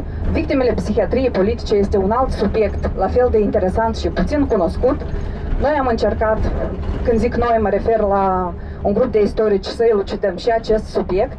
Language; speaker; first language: Romanian; native; Romanian